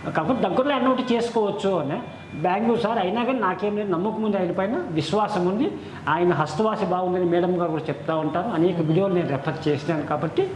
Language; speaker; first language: Telugu; native; Telugu